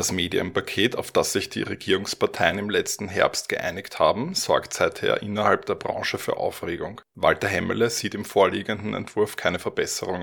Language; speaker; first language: German; native; German